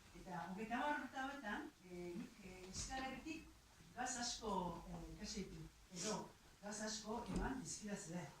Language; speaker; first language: Basque; non-native, fluent; Japanese